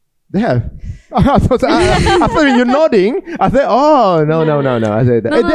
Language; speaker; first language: English; non-native, fluent; Indonesian